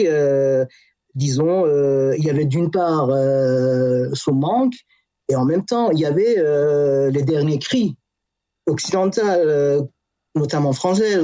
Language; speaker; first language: French; non-native, fluent; Persian